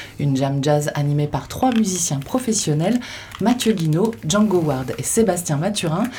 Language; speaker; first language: French; native; French